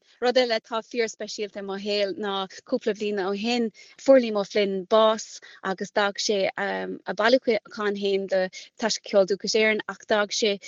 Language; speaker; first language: Irish; non-native, local second language; English